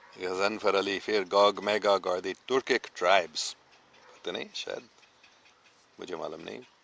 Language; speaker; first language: Urdu; non-native, local second language; English